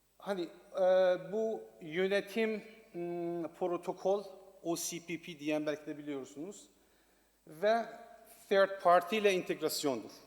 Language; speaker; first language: Turkish; non-native, learner; Persian